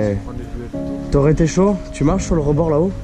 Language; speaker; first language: French; native; French